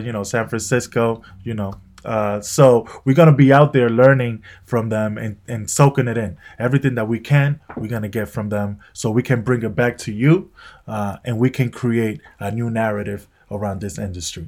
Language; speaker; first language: English; native; English